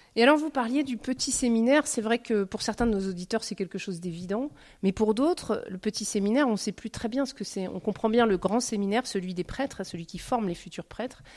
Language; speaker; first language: French; native; French